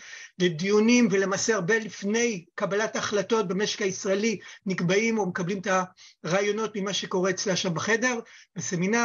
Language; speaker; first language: Hebrew; native; Hebrew